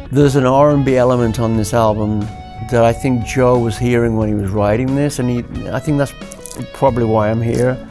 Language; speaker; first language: English; native; English